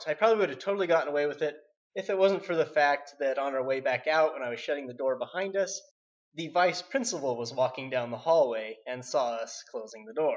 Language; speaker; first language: English; native; English